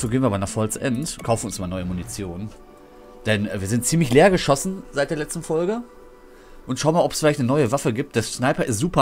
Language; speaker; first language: German; native; German